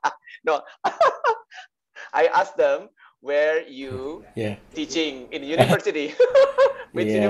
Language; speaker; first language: English; non-native, learner; Indonesian